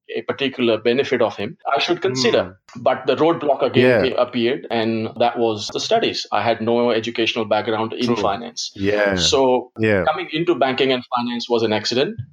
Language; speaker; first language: English; non-native, local second language; Gujarati